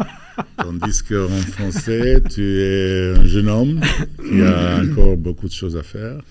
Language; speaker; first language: French; non-native, fluent; Albanian